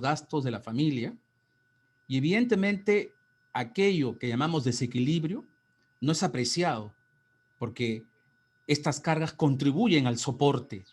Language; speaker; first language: Spanish; native; Spanish